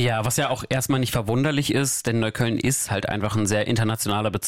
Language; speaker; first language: German; native; German